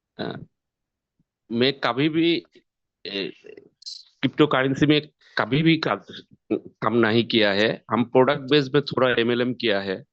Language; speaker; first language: Hindi; non-native, learner; Bangla